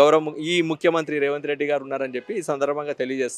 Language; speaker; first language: Telugu; native; Telugu